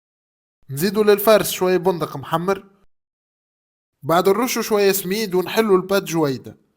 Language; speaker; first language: Arabic; native; Arabic